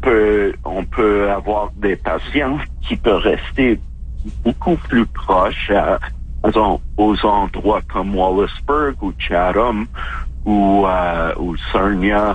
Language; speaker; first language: French; non-native, fluent; English